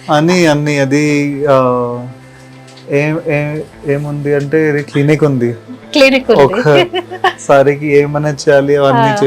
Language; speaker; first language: Telugu; non-native, local second language; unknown